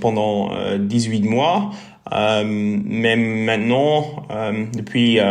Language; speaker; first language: French; non-native, local second language; Dutch